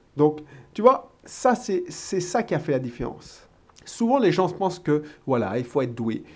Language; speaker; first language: French; native; French